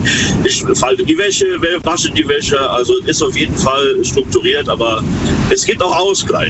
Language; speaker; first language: German; native; German